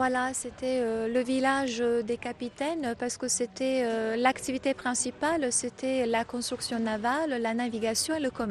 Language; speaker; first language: French; non-native, fluent; Croatian